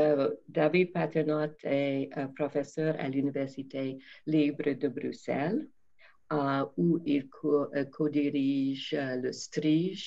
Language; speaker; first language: French; non-native, fluent; English